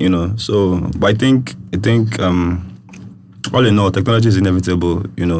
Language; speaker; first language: English; non-native, local second language; Yoruba